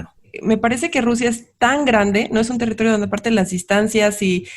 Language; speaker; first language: Spanish; native; Spanish